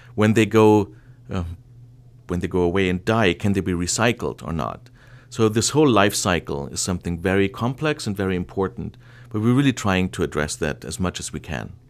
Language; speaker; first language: English; non-native, fluent; German